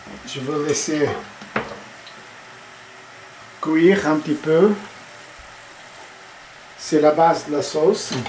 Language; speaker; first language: French; non-native, fluent; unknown